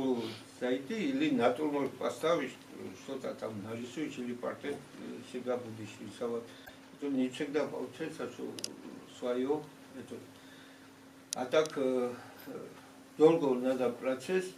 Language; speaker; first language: Russian; non-native, fluent; Georgian